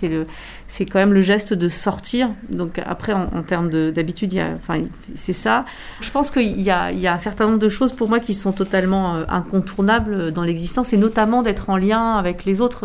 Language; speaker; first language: French; native; French